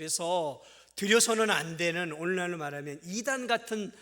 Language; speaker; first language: Korean; native; Korean